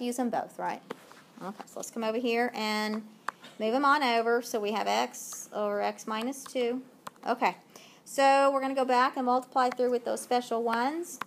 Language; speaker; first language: English; native; English